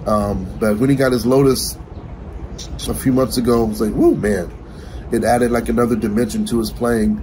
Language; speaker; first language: English; native; English